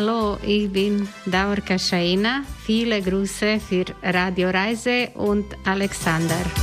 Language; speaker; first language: German; non-native, learner; Croatian